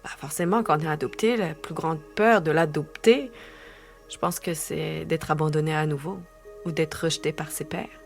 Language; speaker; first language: French; native; French